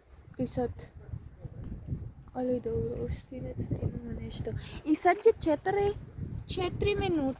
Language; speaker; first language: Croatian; non-native, learner; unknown